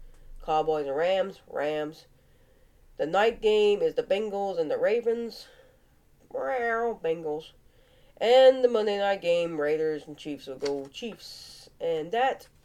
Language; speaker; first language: English; native; English